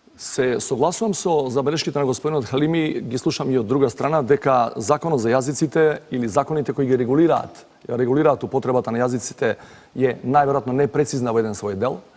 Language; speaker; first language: Macedonian; native; Macedonian